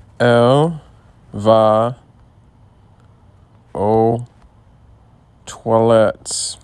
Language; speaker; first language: French; non-native, learner; English